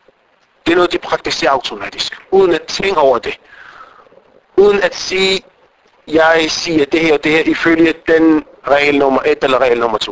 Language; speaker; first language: Danish; non-native, fluent; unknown